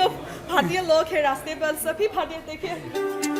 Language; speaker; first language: Hindi; non-native, fluent; Chinese